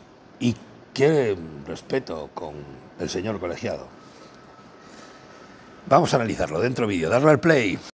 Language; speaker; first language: Spanish; native; Spanish